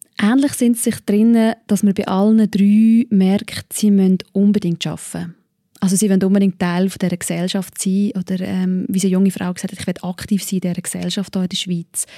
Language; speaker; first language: German; native; German